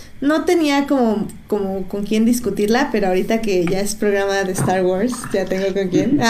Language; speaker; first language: Spanish; native; Spanish